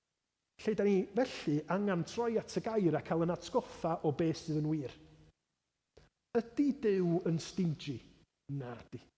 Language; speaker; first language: Welsh; native; Welsh